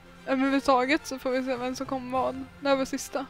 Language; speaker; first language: Swedish; native; Swedish